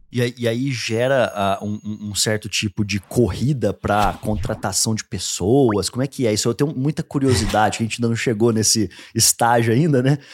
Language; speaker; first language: Portuguese; native; Portuguese